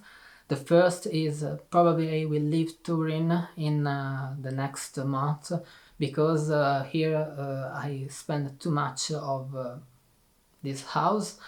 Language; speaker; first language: English; non-native, learner; Italian